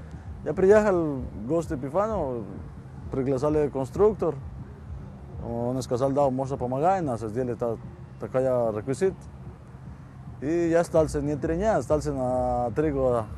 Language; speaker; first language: Russian; non-native, learner; Spanish